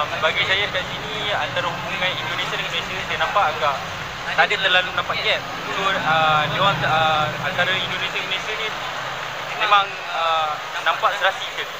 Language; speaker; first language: Malay; native; Malay